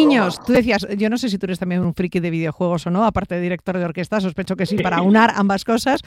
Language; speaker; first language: Spanish; native; Spanish